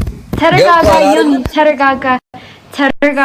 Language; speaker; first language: Amharic; early bilingual, heritage; English